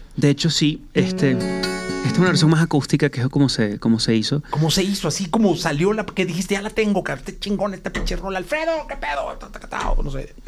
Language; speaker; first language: Spanish; native; Spanish